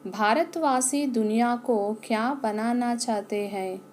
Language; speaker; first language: Hindi; non-native, local second language; Telugu